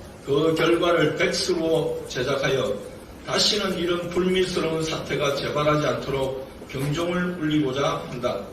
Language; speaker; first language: Korean; native; Korean